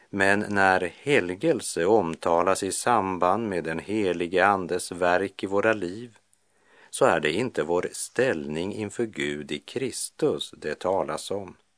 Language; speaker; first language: Swedish; native; Swedish